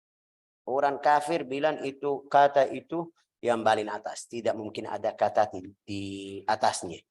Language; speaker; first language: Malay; non-native, fluent; Arabic